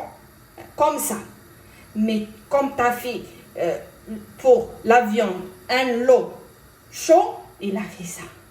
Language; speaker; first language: French; non-native, local second language; Arabic